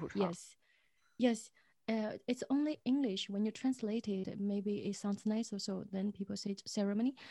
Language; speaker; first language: English; non-native, fluent; Chinese